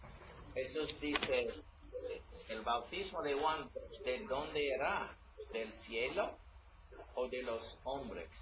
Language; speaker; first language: Spanish; non-native, learner; English